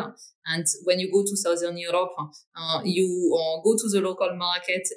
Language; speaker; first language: English; non-native, fluent; French